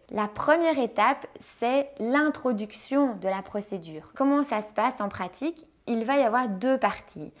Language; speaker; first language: French; native; French